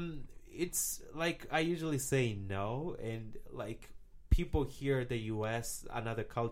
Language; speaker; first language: English; non-native, local second language; Swahili